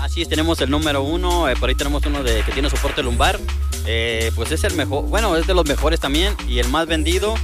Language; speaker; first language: Spanish; native; Spanish